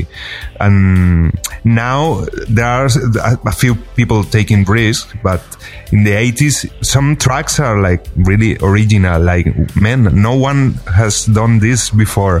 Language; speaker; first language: English; non-native, fluent; Spanish